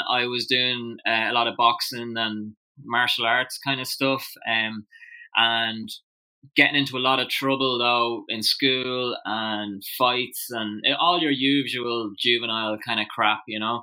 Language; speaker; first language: English; native; English